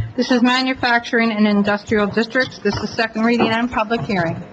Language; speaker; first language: English; native; English